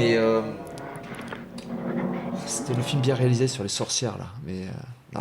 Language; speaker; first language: French; native; French